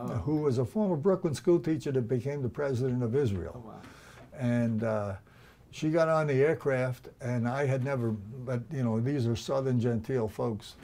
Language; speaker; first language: English; native; English